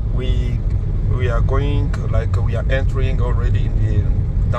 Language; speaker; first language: English; non-native, learner; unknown